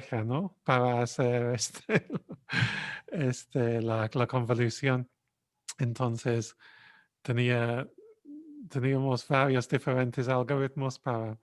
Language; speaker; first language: Spanish; non-native, fluent; English